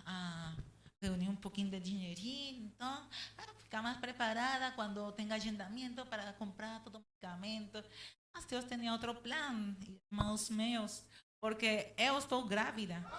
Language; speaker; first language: Portuguese; non-native, learner; Spanish